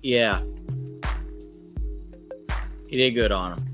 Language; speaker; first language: English; native; English